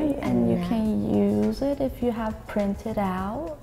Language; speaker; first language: English; non-native, fluent; Turkish